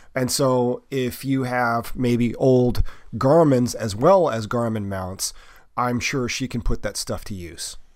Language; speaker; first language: English; native; English